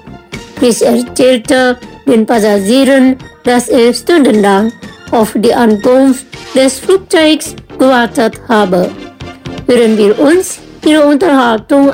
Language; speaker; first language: German; non-native, fluent; Indonesian